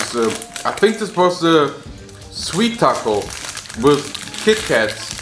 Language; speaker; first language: English; non-native, fluent; German